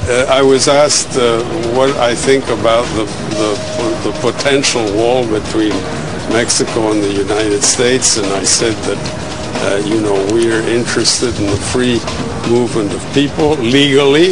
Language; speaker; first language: English; non-native, fluent; Spanish